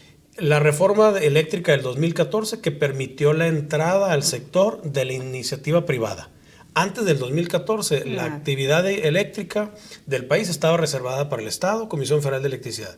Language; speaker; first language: Spanish; native; Spanish